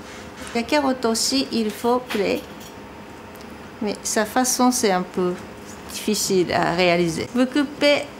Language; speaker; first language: French; non-native, fluent; Japanese